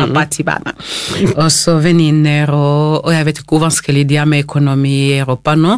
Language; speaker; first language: Norwegian; non-native, fluent; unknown